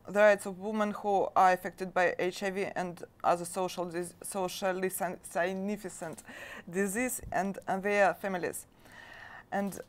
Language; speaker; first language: English; non-native, learner; Russian